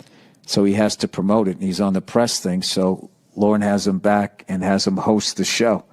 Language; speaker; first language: English; native; English